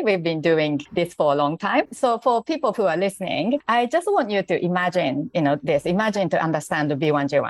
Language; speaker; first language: English; non-native, fluent; Japanese